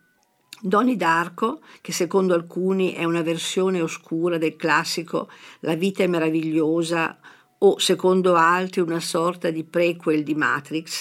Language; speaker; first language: Italian; native; Italian